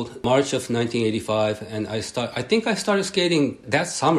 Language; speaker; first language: English; early bilingual, other home language; Japanese